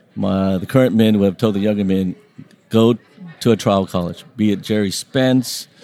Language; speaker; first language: English; early bilingual, other home language; Vietnamese